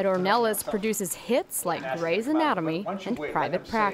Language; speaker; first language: English; native; English